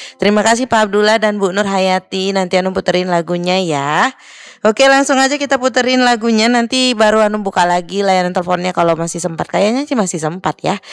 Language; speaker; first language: Indonesian; native; Indonesian